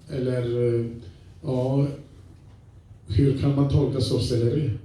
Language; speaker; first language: Swedish; non-native, fluent; French